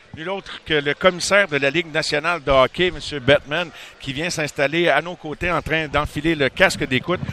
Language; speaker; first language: French; native; French